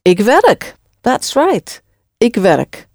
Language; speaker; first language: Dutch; non-native, fluent; English